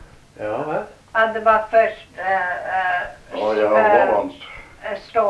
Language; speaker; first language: Norwegian; early bilingual, heritage; Norwegian